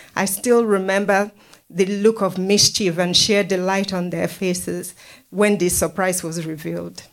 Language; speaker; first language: English; non-native, local second language; Yoruba